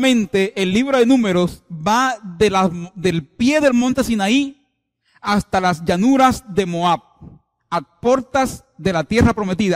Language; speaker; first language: Spanish; native; Spanish